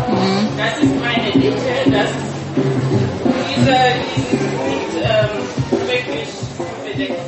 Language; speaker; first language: German; non-native, fluent; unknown